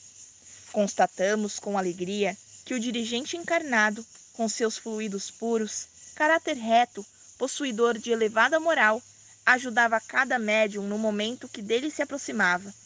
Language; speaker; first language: Portuguese; native; Portuguese